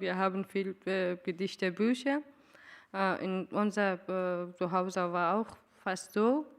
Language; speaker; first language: German; non-native, learner; Persian